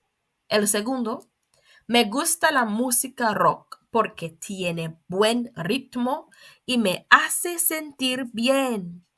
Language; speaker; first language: Spanish; non-native, fluent; English